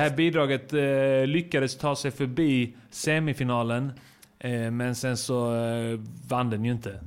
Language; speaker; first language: Swedish; native; Swedish